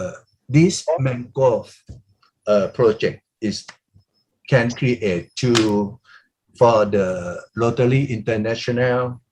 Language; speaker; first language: English; non-native, learner; Thai